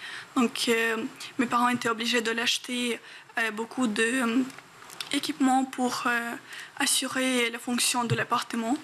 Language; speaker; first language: French; non-native, fluent; Ukrainian